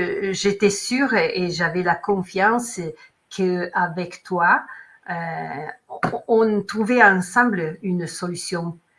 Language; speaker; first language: French; non-native, learner; Italian